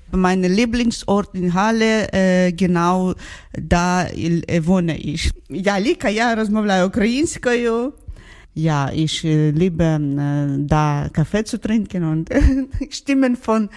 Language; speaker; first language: German; non-native, learner; Ukrainian